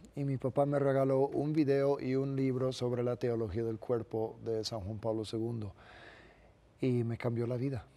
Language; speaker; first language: Spanish; non-native, fluent; English